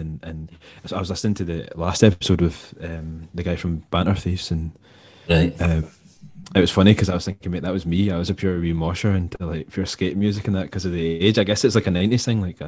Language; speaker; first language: English; native; English